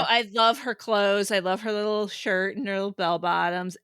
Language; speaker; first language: English; native; English